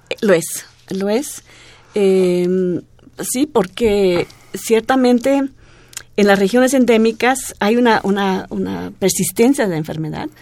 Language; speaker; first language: Spanish; non-native, fluent; German